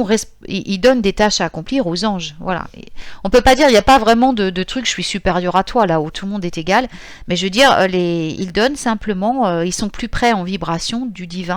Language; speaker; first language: French; native; French